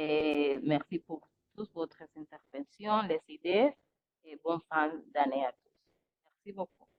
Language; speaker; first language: French; non-native, fluent; Spanish